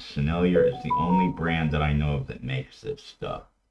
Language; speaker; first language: English; native; English